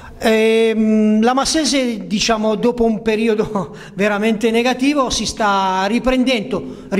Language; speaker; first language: Italian; native; Italian